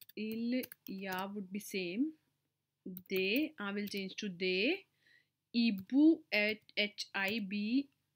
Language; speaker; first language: French; non-native, fluent; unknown